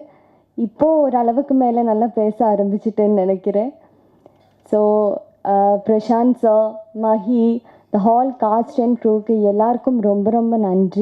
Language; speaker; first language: Tamil; non-native, learner; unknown